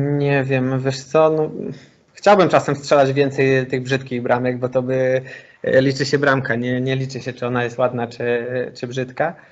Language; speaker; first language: Polish; native; Polish